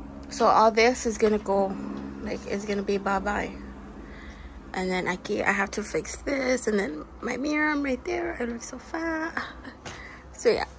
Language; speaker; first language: English; early bilingual, other home language; Spanish